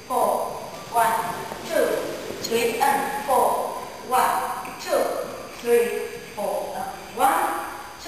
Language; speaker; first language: English; non-native, learner; Chinese